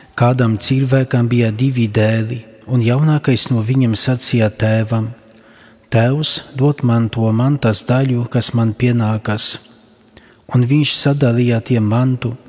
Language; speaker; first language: Latvian; non-native, fluent; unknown